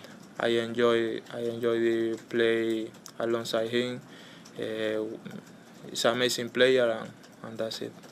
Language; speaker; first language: English; non-native, learner; Spanish